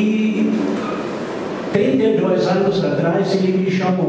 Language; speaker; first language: Portuguese; non-native, fluent; German